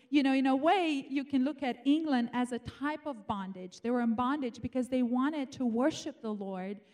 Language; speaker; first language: English; non-native, fluent; Romanian